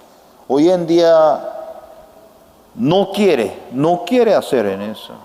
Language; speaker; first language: Spanish; non-native, fluent; Korean